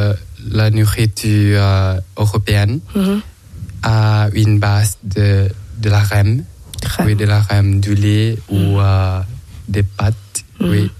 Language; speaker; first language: French; non-native, learner; Thai